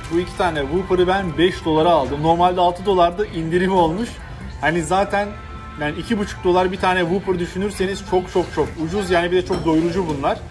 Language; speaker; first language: Turkish; native; Turkish